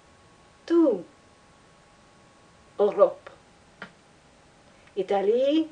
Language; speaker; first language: French; non-native, learner; English